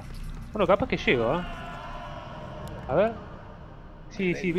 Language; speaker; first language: Spanish; native; Spanish